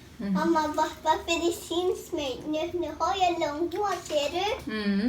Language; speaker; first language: Swedish; early bilingual, other home language; Thai